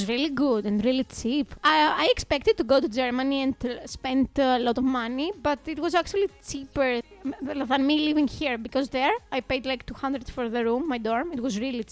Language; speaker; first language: English; non-native, fluent; Greek